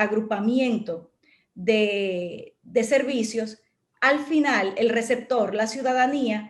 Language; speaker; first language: Spanish; native; Spanish